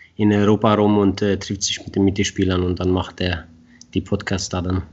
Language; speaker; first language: German; non-native, fluent; Swedish